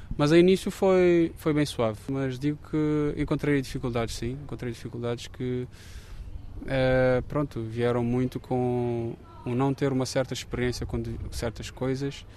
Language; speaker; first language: Portuguese; non-native, local second language; Kabuverdianu